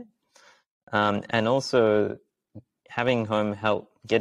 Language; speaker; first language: English; early bilingual, other home language; Sinhala